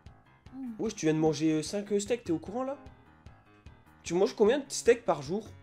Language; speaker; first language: French; native; French